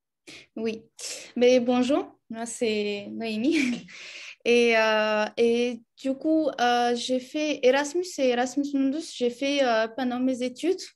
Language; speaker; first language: French; non-native, fluent; Romanian